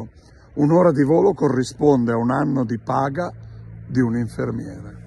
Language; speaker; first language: Italian; native; Italian